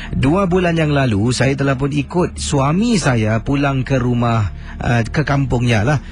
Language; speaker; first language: Malay; native; Malay